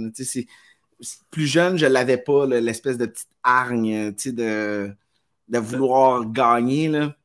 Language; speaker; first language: French; native; French